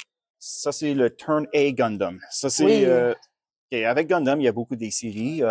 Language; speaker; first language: French; non-native, local second language; English